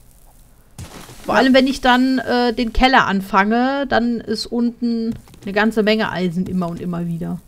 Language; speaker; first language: German; native; German